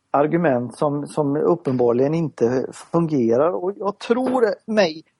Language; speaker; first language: Swedish; native; Swedish